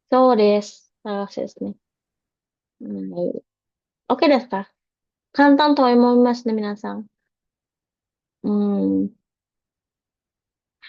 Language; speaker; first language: Japanese; non-native, fluent; Indonesian